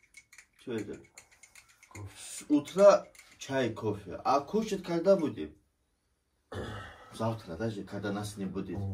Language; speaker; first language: Russian; non-native, local second language; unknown